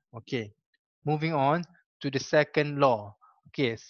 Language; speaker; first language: English; non-native, local second language; Malay